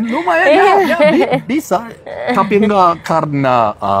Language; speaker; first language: Indonesian; non-native, fluent; English